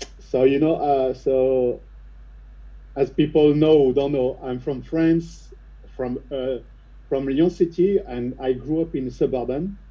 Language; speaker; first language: English; non-native, fluent; French